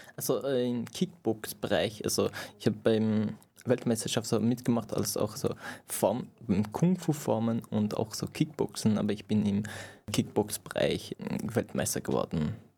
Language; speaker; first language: German; non-native, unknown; Persian